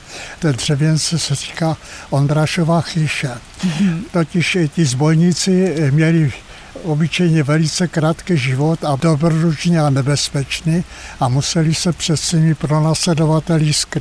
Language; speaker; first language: Czech; native; Czech